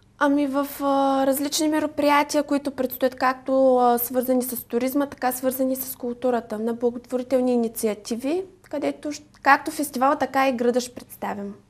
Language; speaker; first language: Bulgarian; native; Bulgarian